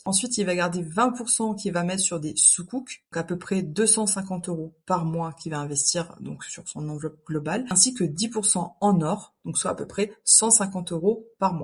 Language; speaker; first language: French; native; French